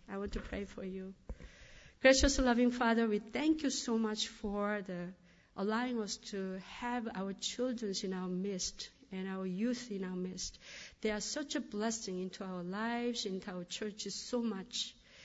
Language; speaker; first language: English; non-native, fluent; Korean